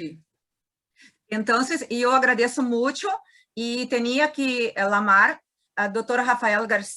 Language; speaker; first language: Spanish; non-native, learner; Portuguese